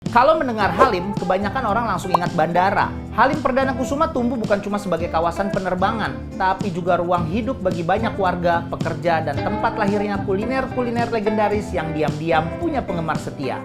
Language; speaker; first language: Indonesian; native; Indonesian